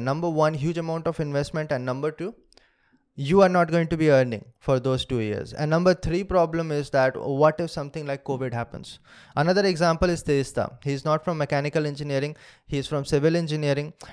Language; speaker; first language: English; non-native, local second language; Hindi